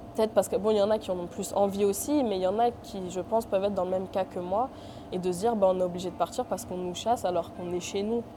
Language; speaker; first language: French; native; French